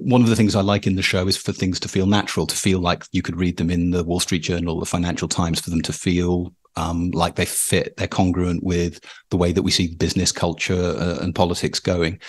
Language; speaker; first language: English; native; English